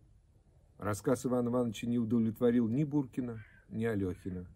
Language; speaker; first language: Russian; native; Russian